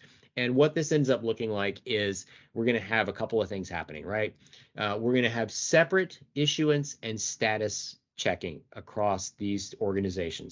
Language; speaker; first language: English; native; English